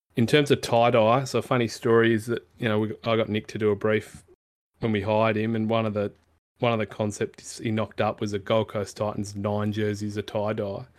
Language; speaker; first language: English; native; English